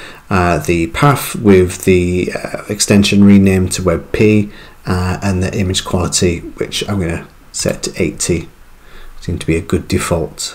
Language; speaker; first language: English; native; English